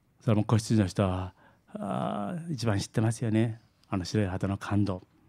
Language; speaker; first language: Japanese; early bilingual, heritage; Japanese